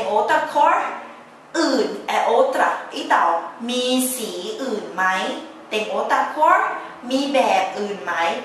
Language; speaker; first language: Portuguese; non-native, learner; Thai